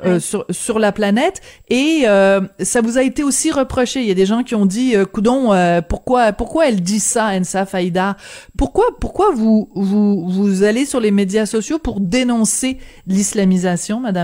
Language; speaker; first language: French; native; French